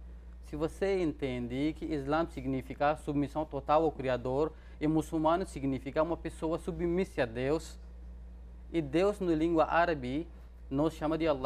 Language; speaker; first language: Portuguese; non-native, fluent; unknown